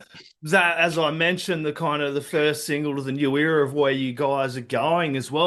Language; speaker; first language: English; native; English